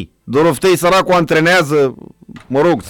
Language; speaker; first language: Romanian; native; Romanian